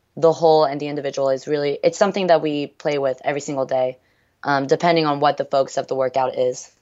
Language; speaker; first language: English; early bilingual, other home language; French